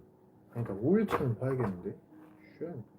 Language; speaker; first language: Korean; native; Korean